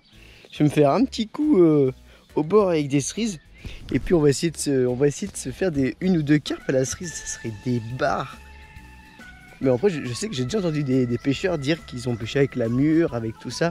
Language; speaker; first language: French; native; French